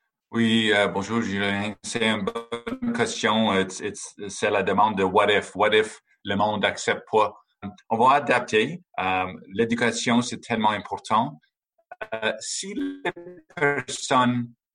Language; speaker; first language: French; non-native, fluent; English